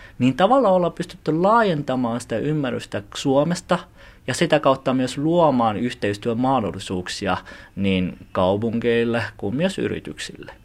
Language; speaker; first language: Finnish; early bilingual, other home language; Chinese